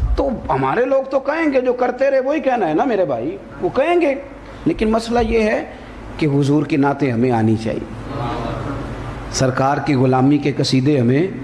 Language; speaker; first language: Urdu; non-native, local second language; Punjabi